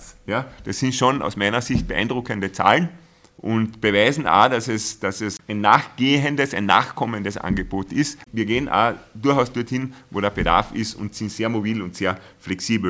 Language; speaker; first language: German; native; German